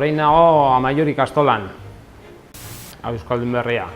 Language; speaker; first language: Basque; non-native, local second language; Spanish